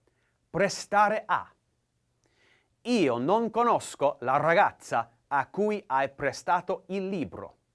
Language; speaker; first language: Italian; non-native, learner; English